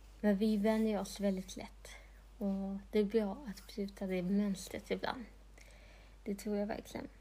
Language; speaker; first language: Swedish; non-native, local second language; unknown